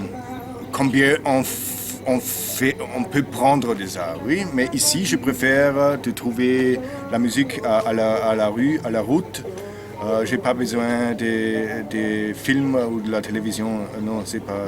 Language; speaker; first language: French; non-native, learner; German